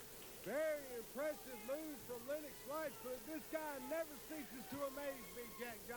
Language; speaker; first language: English; native; English